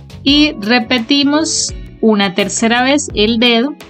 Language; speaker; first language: Spanish; native; Spanish